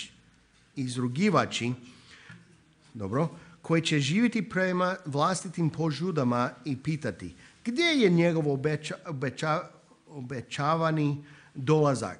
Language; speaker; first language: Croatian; non-native, fluent; English